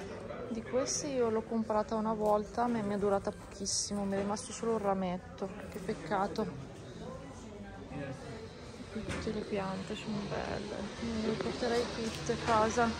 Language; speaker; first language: Italian; non-native, fluent; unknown